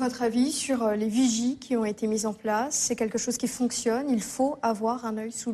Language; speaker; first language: French; native; French